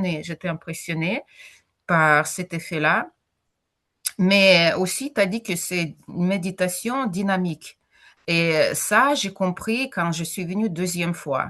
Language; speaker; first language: French; non-native, fluent; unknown